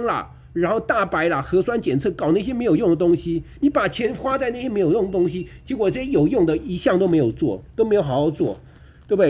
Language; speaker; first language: Chinese; native; Chinese